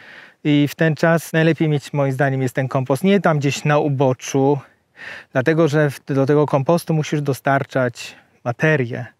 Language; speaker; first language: Polish; native; Polish